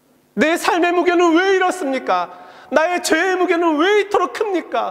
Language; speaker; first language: Korean; native; Korean